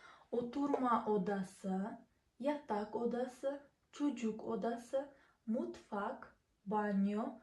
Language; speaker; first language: Turkish; non-native, fluent; Kazakh